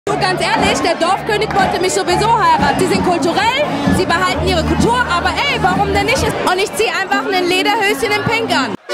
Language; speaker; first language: German; early bilingual, other home language; Arabic